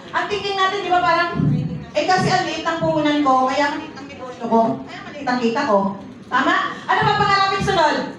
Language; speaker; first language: Filipino; native; Filipino